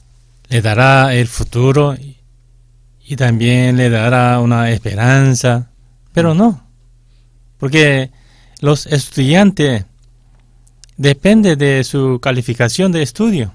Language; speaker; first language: Spanish; non-native, fluent; Korean